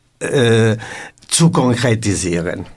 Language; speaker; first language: German; non-native, learner; Italian